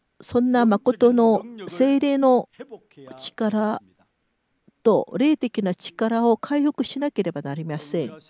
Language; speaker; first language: Japanese; non-native, fluent; Korean